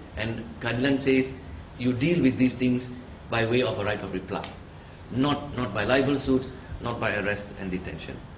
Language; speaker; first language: English; non-native, local second language; Tamil